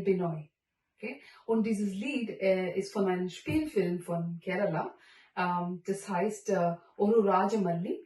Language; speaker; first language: German; non-native, learner; Malayalam